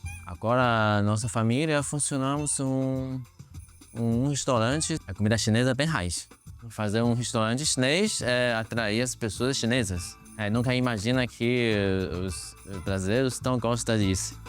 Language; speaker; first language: Portuguese; non-native, learner; Chinese